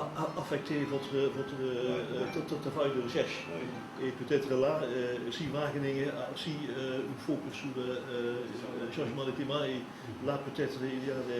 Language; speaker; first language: French; non-native, fluent; Dutch